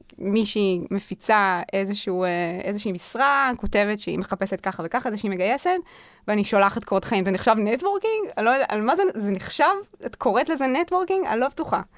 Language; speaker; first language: Hebrew; native; Hebrew